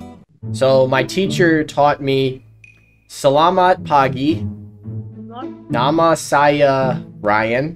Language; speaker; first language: Indonesian; non-native, learner; English